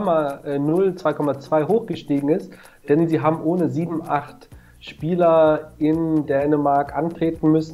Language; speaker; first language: German; native; German